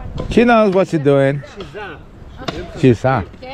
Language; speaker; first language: English; non-native, fluent; Spanish